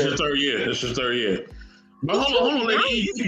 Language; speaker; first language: English; native; English